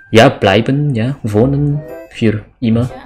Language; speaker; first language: German; non-native, learner; Indonesian